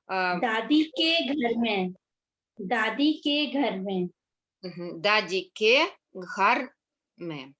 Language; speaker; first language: Hindi; native; Hindi